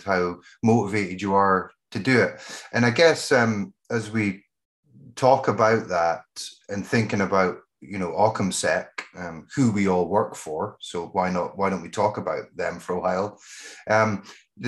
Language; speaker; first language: English; native; English